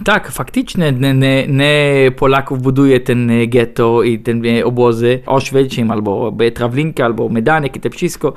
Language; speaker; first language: Polish; non-native, learner; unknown